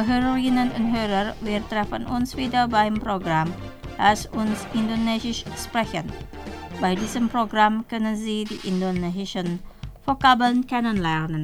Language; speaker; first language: German; non-native, fluent; Indonesian